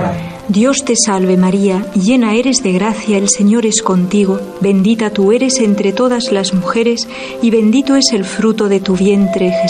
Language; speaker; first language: Spanish; native; Spanish